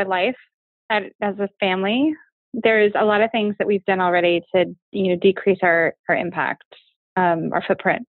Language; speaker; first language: English; native; English